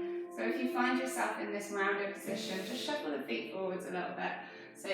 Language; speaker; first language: English; native; English